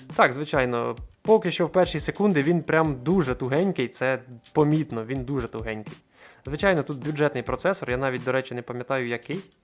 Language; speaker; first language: Ukrainian; non-native, local second language; Russian